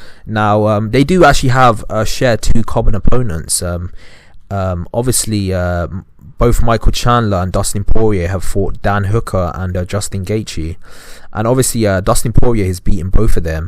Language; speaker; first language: English; native; English